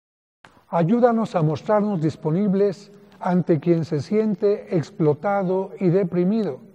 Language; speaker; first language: Spanish; native; Spanish